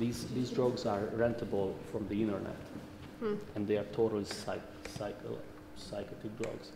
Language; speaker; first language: English; non-native, fluent; Hungarian